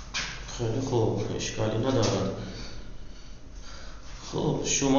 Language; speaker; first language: Persian; non-native, fluent; Urdu